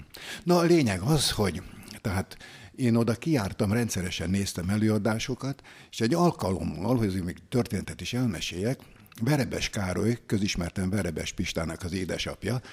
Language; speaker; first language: Hungarian; native; Hungarian